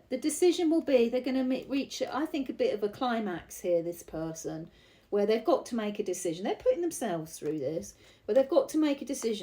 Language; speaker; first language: English; native; English